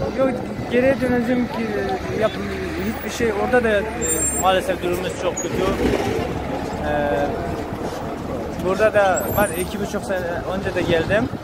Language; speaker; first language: Turkish; non-native, learner; Persian